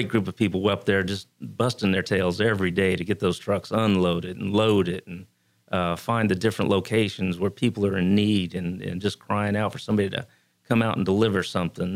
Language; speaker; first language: English; native; English